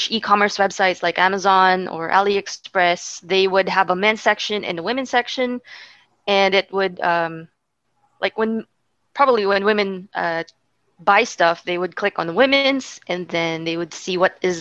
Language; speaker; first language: English; non-native, local second language; Filipino